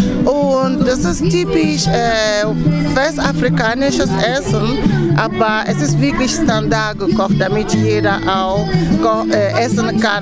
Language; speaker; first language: German; non-native, fluent; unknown